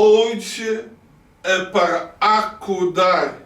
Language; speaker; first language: Portuguese; non-native, learner; Dutch